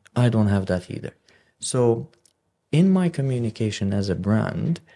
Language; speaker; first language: English; non-native, fluent; Arabic